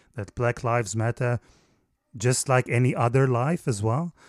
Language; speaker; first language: English; non-native, fluent; Hebrew